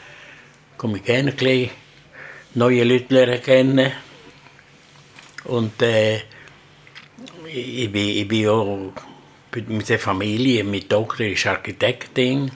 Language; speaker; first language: German; non-native, learner; Italian